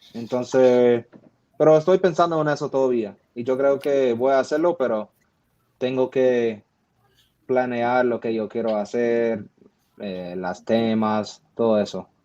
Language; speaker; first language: Spanish; non-native, fluent; English